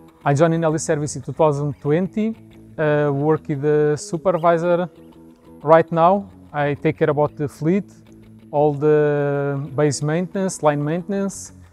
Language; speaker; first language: English; non-native, learner; Portuguese